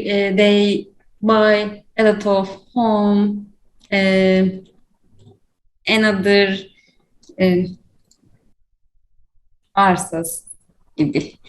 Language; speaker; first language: English; non-native, learner; Turkish